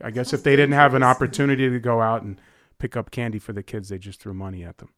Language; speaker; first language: English; native; English